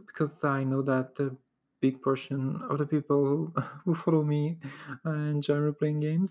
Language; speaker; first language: English; non-native, fluent; French